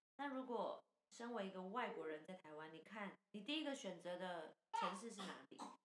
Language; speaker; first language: Chinese; native; Chinese